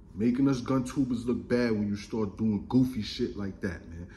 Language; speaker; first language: English; native; English